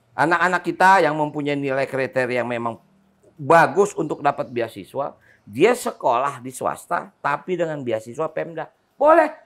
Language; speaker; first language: Indonesian; native; Indonesian